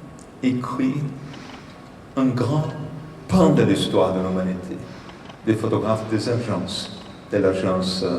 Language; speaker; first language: French; non-native, fluent; Portuguese